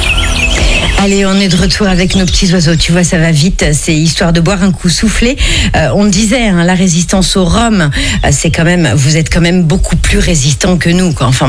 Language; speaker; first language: French; native; French